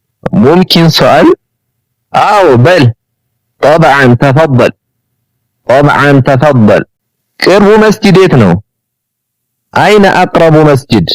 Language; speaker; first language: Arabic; non-native, fluent; Amharic